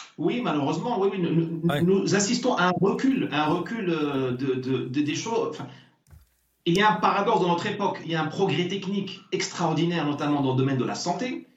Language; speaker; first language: French; non-native, local second language; Arabic